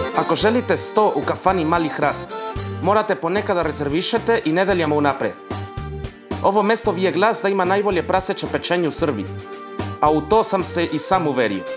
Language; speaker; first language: Serbian; non-native, fluent; Spanish